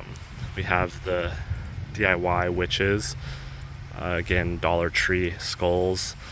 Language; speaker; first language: English; native; English